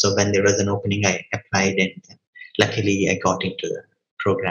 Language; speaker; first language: English; non-native, local second language; Telugu